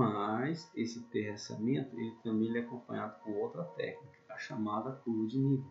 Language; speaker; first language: Portuguese; native; Portuguese